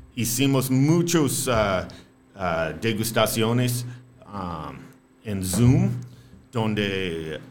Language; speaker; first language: Spanish; non-native, fluent; English